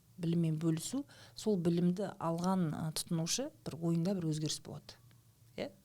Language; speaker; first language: Kazakh; native; Kazakh